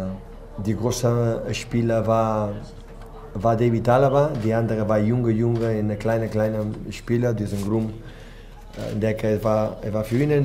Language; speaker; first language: German; non-native, learner; Spanish